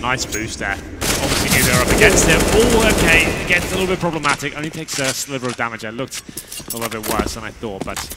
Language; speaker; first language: English; native; English